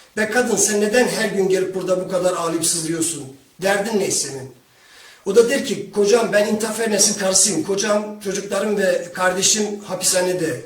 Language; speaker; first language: Turkish; non-native, local second language; Kurdish